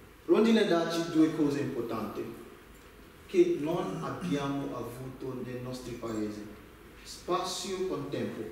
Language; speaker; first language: Italian; non-native, learner; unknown